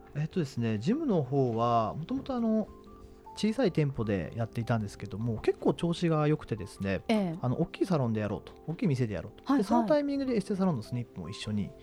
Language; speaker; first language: Japanese; native; Japanese